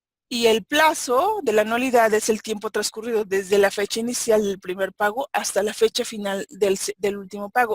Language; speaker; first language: Spanish; native; Spanish